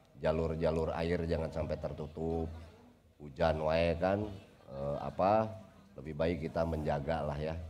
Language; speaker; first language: Indonesian; non-native, local second language; Sundanese